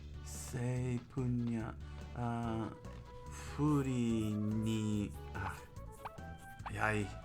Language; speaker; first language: Japanese; non-native, learner; English